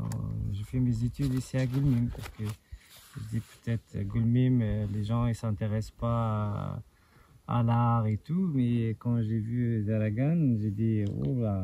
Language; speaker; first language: French; non-native, local second language; Arabic